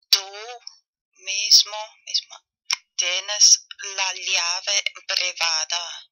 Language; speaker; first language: Spanish; non-native, learner; German